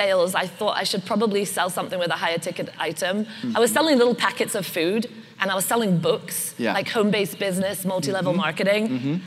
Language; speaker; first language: English; native; English